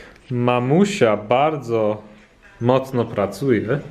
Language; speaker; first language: Polish; non-native, learner; English